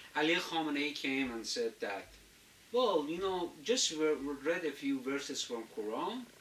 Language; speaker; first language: English; non-native, fluent; Azerbaijani